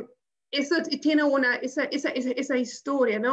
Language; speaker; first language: Spanish; non-native, fluent; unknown